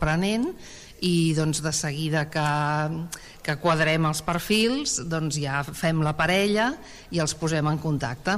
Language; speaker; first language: Catalan; native; Catalan